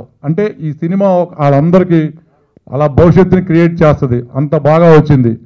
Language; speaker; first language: Telugu; native; Telugu